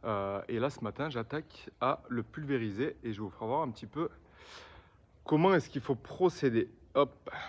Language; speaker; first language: French; native; French